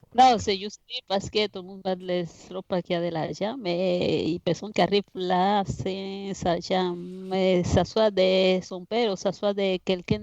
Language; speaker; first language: French; non-native, fluent; Spanish